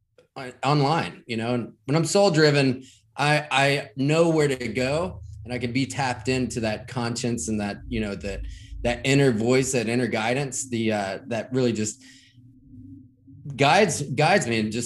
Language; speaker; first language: English; native; English